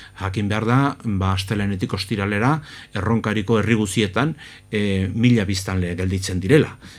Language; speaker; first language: Basque; native; Basque